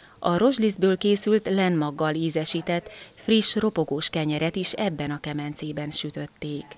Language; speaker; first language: Hungarian; native; Hungarian